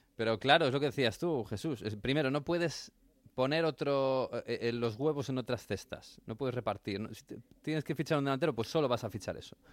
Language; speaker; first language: Spanish; native; Spanish